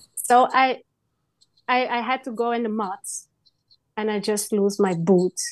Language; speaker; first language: English; non-native, learner; Dutch